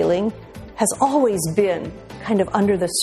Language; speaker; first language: English; native; English